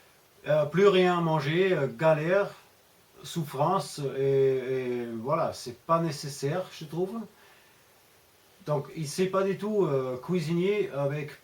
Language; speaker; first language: French; non-native, fluent; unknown